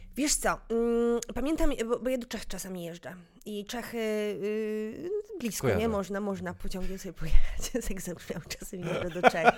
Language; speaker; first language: Polish; native; Polish